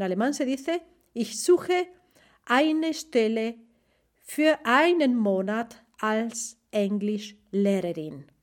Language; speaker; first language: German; non-native, fluent; Spanish